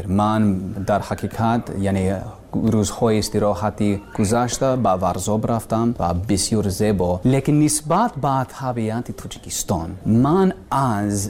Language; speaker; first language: Persian; non-native, learner; English